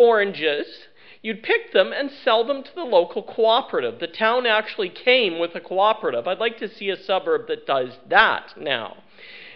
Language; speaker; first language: English; native; English